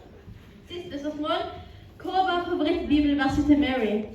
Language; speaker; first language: Norwegian; early bilingual, other home language; Hakha Chin